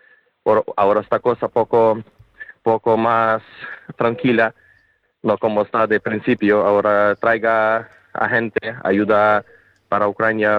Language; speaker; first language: Spanish; non-native, learner; Ukrainian